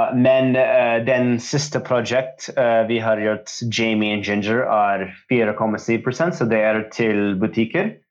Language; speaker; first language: Norwegian; non-native, learner; English